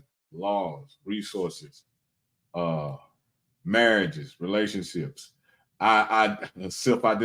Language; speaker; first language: English; native; English